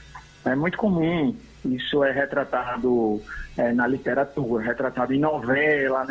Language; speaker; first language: Portuguese; native; Portuguese